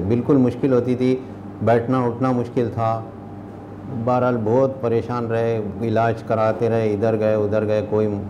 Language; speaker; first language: Hindi; non-native, local second language; Urdu